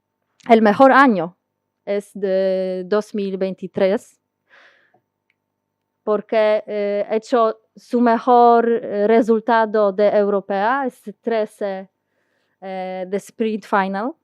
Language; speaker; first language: Spanish; non-native, learner; Polish